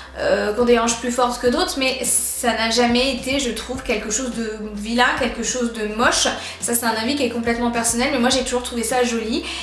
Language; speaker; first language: French; native; French